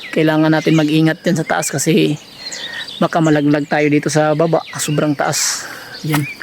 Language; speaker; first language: Filipino; non-native, local second language; Cebuano